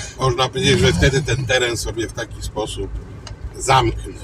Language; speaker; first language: Polish; native; Polish